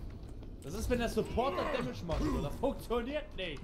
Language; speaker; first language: German; native; German